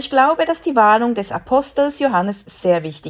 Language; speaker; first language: German; native; German